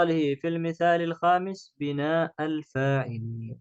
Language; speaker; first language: Arabic; non-native, fluent; Indonesian